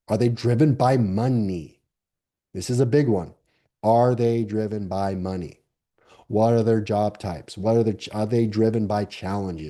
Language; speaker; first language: English; native; English